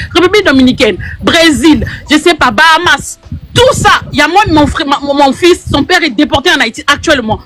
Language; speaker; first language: French; non-native, local second language; Lingala